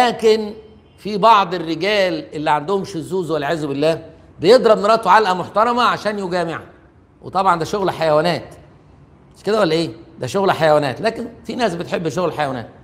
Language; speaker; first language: Arabic; native; Arabic